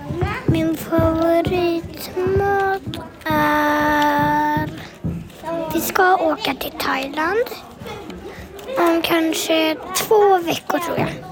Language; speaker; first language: Swedish; early bilingual, other home language; Finnish